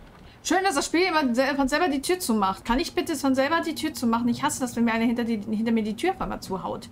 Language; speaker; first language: German; native; German